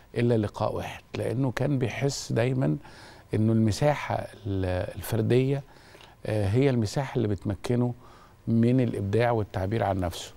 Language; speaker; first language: Egyptian Arabic; native; Egyptian Arabic